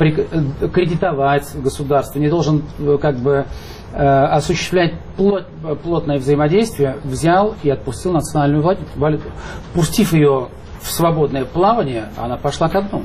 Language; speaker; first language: Russian; native; Russian